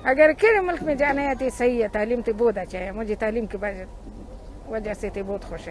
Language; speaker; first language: Hindi; non-native, learner; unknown